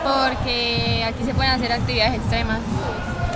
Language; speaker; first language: Spanish; native; Spanish